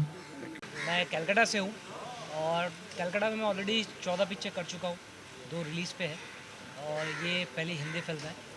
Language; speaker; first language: Hindi; non-native, local second language; Bangla